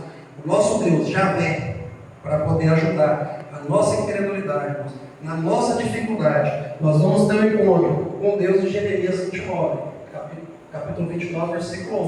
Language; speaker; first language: Portuguese; native; Portuguese